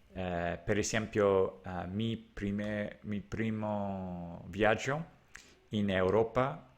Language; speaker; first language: Italian; non-native, learner; English